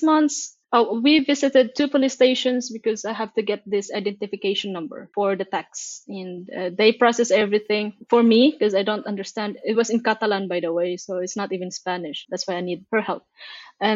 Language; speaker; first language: English; non-native, local second language; Filipino